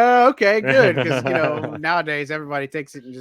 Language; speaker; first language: English; native; English